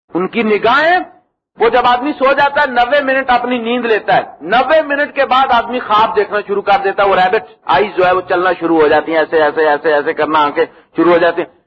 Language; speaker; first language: Urdu; native; Urdu